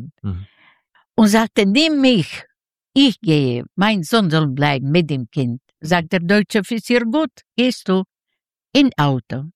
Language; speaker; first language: German; non-native, learner; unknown